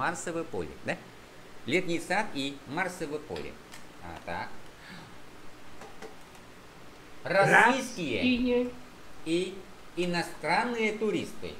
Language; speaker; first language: Russian; non-native, fluent; Vietnamese